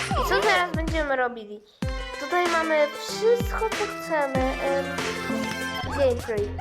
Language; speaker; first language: Polish; early bilingual, other home language; Ukrainian